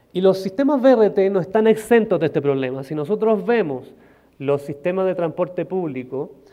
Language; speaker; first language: Spanish; native; Spanish